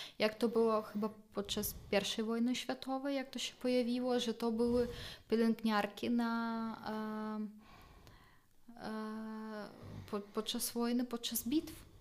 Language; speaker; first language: Polish; non-native, fluent; Belarusian